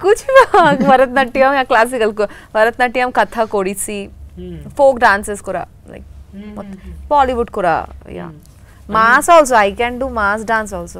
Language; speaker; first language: Telugu; non-native, learner; Bangla